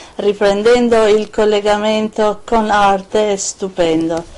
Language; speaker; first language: Italian; non-native, fluent; Albanian